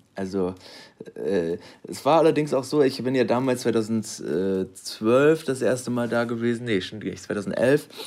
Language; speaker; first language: German; native; German